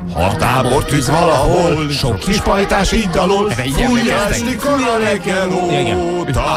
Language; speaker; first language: Hungarian; native; Hungarian